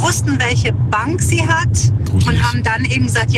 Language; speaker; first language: German; native; German